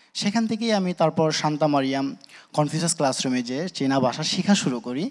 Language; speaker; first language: Bangla; native; Bangla